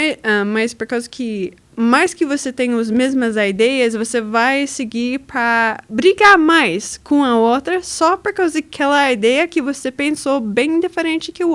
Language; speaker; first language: Portuguese; non-native, learner; English